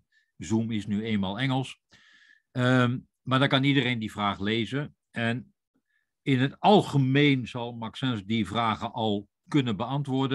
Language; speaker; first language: Dutch; native; Dutch